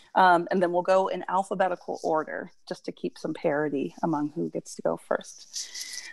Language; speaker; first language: English; native; English